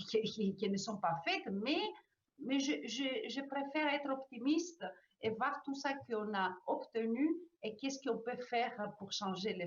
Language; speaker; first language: French; non-native, fluent; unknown